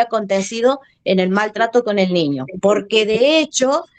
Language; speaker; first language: Spanish; native; Spanish